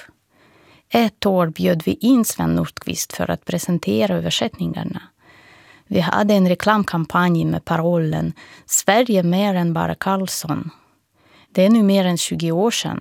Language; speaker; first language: Swedish; non-native, fluent; Russian